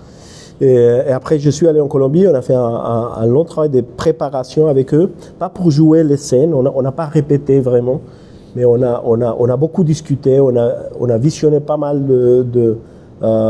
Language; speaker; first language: French; non-native, fluent; Spanish